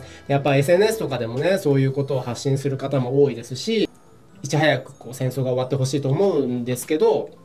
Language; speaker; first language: Japanese; native; Japanese